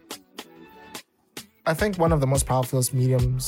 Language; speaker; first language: English; non-native, local second language; Shona